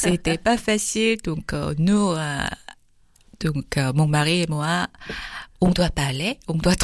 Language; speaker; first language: French; non-native, fluent; Korean